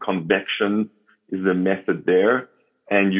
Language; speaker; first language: English; native; English